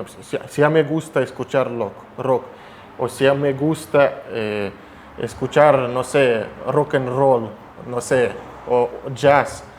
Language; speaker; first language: Spanish; non-native, fluent; Russian